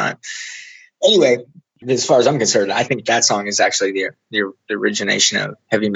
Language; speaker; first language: English; native; English